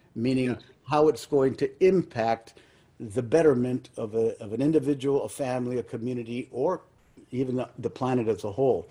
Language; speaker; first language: English; early bilingual, other home language; Spanish